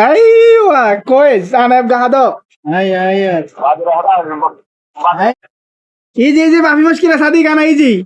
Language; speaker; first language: Arabic; non-native, learner; Bangla